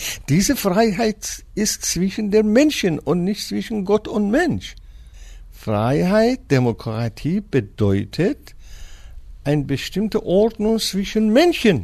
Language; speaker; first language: German; non-native, fluent; Persian